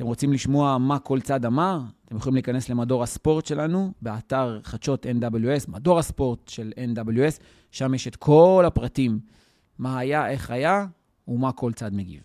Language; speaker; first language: Hebrew; native; Hebrew